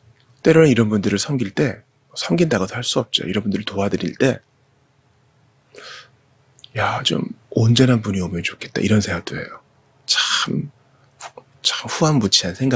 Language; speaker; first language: Korean; native; Korean